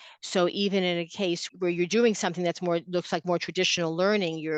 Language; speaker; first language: English; native; English